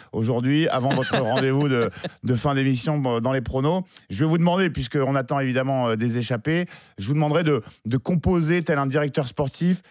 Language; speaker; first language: French; native; French